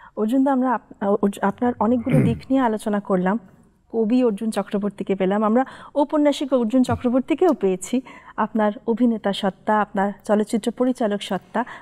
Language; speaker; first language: Bangla; native; Bangla